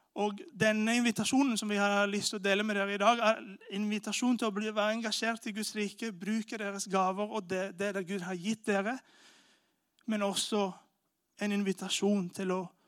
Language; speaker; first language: Norwegian; non-native, fluent; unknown